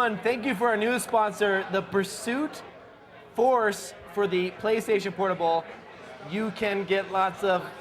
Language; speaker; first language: English; native; English